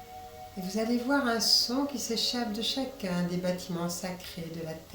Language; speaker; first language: French; native; French